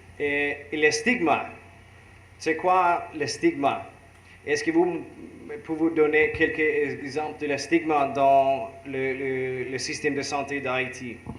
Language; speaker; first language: French; non-native, learner; English